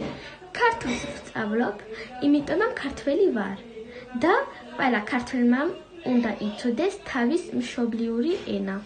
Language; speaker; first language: Georgian; early bilingual, heritage; Georgian